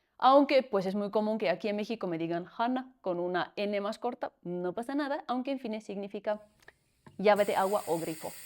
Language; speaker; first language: Spanish; non-native, fluent; Finnish